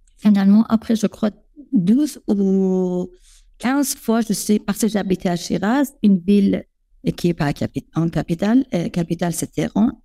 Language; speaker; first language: French; non-native, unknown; Persian